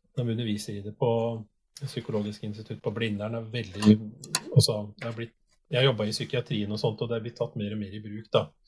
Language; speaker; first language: Norwegian; native; Norwegian